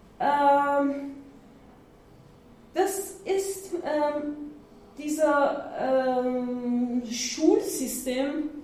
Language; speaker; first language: German; non-native, learner; Persian